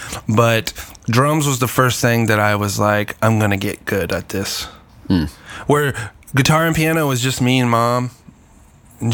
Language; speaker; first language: English; native; English